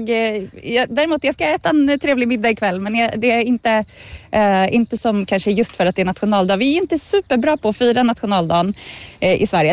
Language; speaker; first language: Swedish; native; Swedish